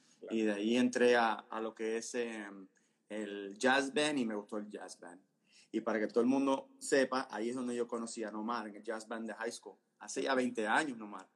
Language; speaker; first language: Spanish; early bilingual, heritage; Spanish